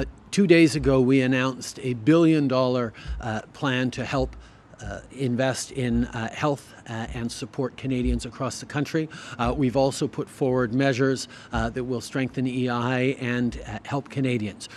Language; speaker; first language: English; early bilingual, other home language; French